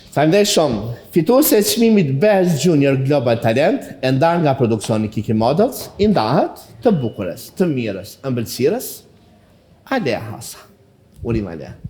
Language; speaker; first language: Albanian; native; Albanian